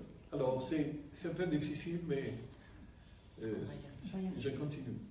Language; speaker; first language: French; non-native, fluent; Spanish